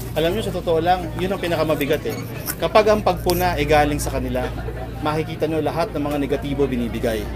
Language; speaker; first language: Filipino; native; Filipino